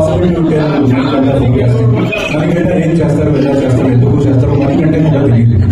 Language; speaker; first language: Telugu; non-native, fluent; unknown